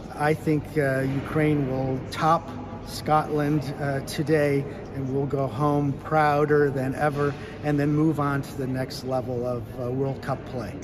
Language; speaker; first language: French; non-native, fluent; English